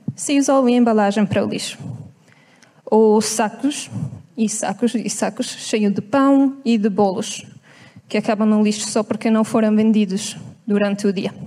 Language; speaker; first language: Portuguese; non-native, fluent; Italian